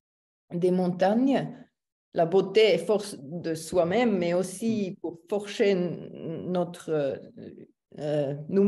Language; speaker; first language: French; non-native, local second language; German